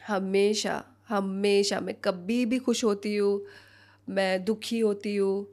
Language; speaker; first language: Hindi; non-native, local second language; Assamese